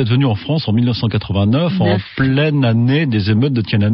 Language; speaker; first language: French; native; French